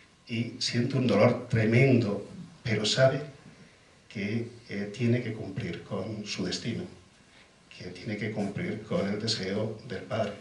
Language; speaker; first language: Spanish; native; Spanish